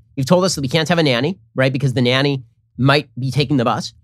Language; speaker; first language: English; native; English